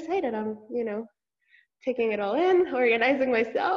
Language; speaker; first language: English; non-native, fluent; Spanish